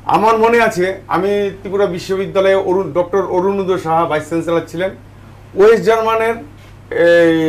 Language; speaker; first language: Bangla; native; Bangla